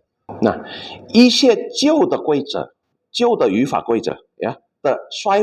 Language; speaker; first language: Chinese; non-native, fluent; Indonesian